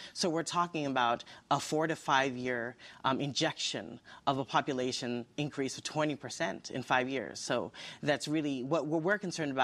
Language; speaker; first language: English; native; English